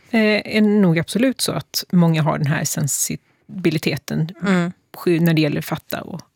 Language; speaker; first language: Swedish; native; Swedish